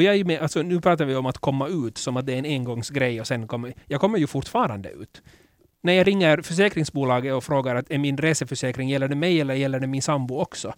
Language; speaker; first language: Swedish; native; Swedish